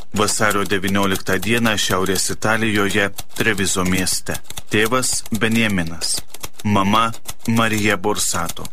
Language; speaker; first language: Lithuanian; native; Lithuanian